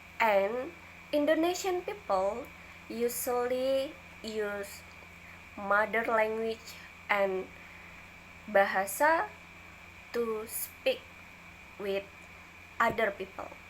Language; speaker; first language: English; non-native, learner; Indonesian